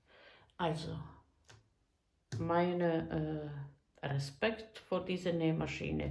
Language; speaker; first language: German; non-native, fluent; Bosnian